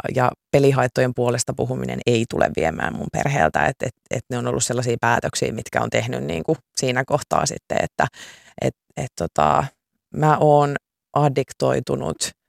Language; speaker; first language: Finnish; native; Finnish